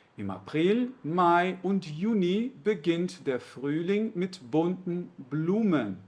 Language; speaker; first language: German; non-native, fluent; Portuguese